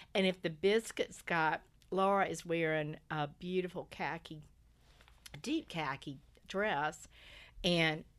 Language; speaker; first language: English; native; English